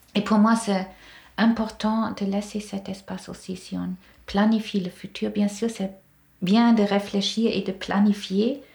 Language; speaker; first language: French; non-native, fluent; German